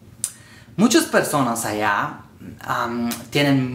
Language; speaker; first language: Spanish; non-native, learner; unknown